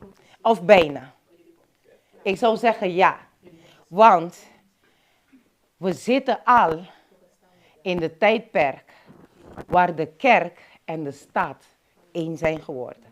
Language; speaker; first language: Dutch; non-native, local second language; Papiamento